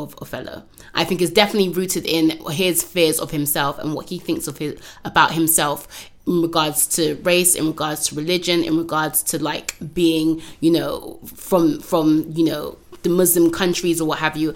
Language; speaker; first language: English; native; English